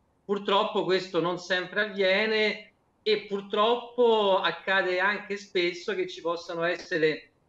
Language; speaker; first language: Italian; native; Italian